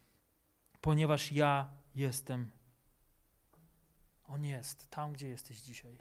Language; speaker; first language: Polish; native; Polish